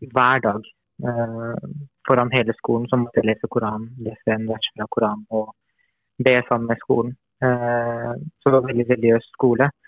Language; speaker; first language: Norwegian; non-native, fluent; Persian